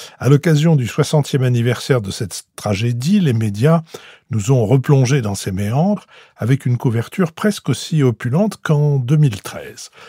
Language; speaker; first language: French; native; French